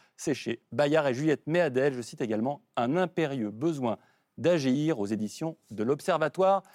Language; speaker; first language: French; native; French